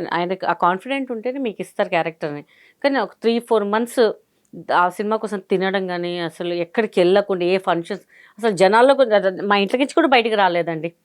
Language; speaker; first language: Telugu; non-native, local second language; Hindi